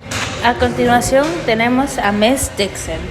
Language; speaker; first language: Spanish; early bilingual, heritage; Spanish